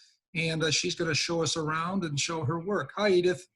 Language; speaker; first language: English; native; English